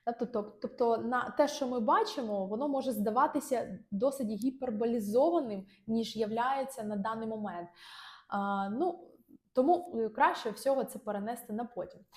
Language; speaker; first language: Ukrainian; non-native, local second language; Russian